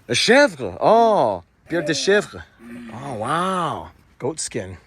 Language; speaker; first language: French; non-native, learner; English